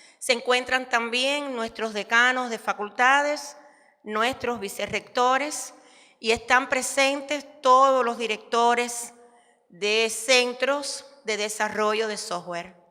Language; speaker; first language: Spanish; native; Spanish